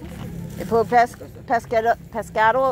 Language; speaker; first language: Spanish; non-native, learner; English